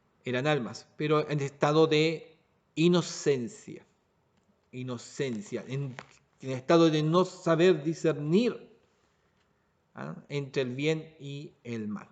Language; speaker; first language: Spanish; native; Spanish